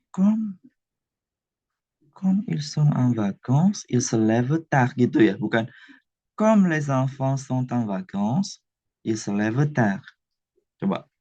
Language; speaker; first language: French; non-native, fluent; Indonesian